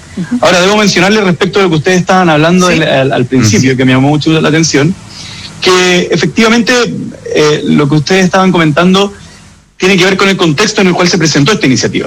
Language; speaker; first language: Spanish; native; Spanish